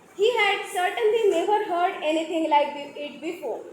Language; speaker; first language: English; non-native, local second language; Marathi